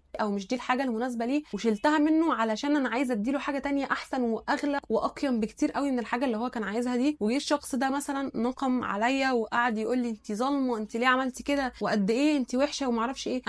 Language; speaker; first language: Arabic; native; Arabic